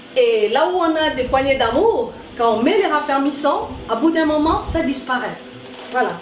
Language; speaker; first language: French; non-native, local second language; Lingala